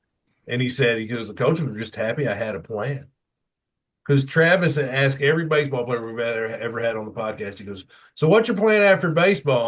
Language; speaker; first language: English; native; English